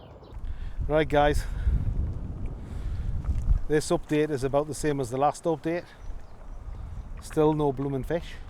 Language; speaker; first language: English; native; English